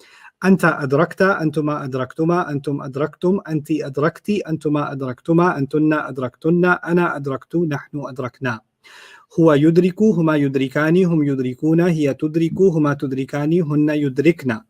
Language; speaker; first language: Arabic; non-native, fluent; English